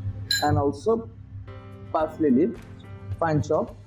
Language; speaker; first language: English; non-native, local second language; Bangla